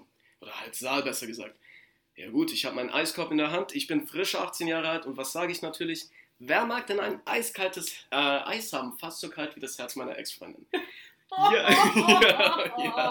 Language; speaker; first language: German; native; German